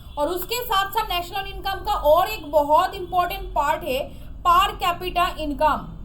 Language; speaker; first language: Hindi; non-native, local second language; Bangla